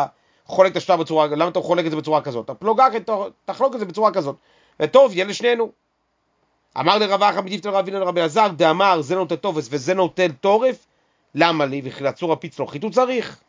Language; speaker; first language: Hebrew; native; Hebrew